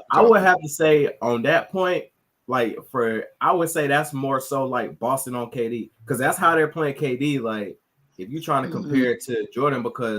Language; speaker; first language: English; native; English